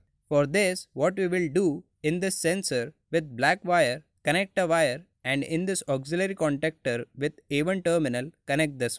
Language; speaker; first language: English; non-native, local second language; Hindi